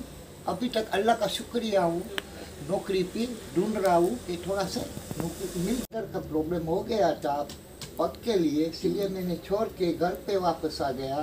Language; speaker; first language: Hindi; early bilingual, heritage; Hindi